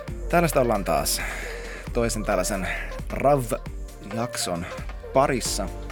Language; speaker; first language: Finnish; native; Finnish